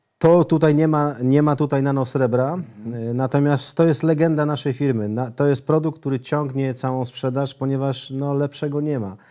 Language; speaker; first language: Polish; native; Polish